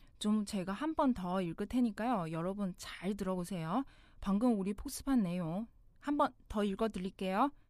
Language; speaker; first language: Korean; non-native, fluent; Chinese